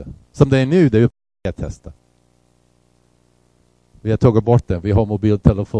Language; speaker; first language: Swedish; non-native, fluent; English